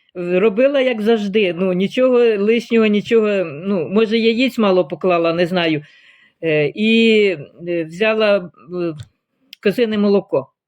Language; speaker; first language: Ukrainian; native; Ukrainian